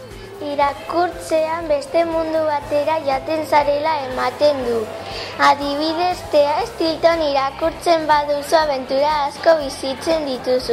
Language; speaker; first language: Basque; non-native, local second language; Spanish